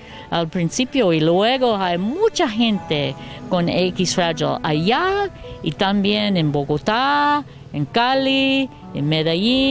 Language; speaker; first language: Spanish; non-native, learner; English